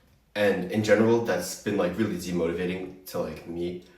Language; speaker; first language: English; native; English